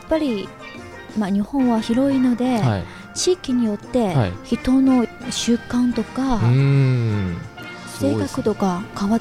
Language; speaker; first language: Japanese; non-native, fluent; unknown